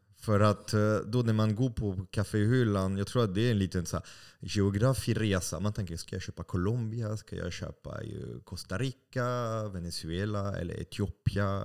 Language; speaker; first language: Swedish; non-native, fluent; French